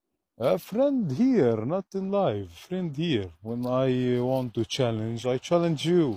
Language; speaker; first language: English; non-native, learner; Arabic